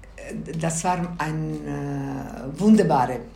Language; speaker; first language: German; non-native, fluent; Bosnian